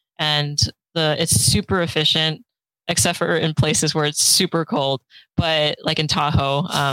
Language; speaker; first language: English; early bilingual, other home language; Chinese